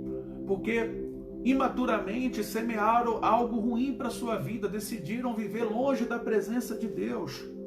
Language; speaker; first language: Portuguese; native; Portuguese